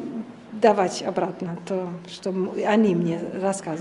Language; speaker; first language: Russian; non-native, learner; German